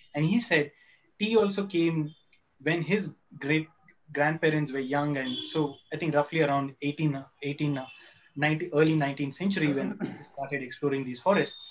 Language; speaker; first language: English; non-native, local second language; Kannada